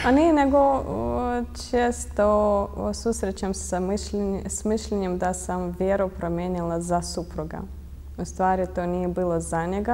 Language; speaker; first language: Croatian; non-native, fluent; Russian